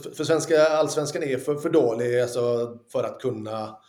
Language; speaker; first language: Swedish; native; Swedish